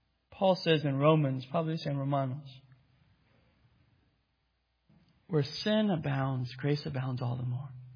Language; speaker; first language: English; native; English